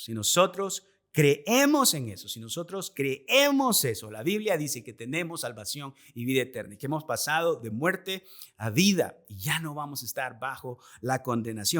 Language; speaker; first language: Spanish; native; Spanish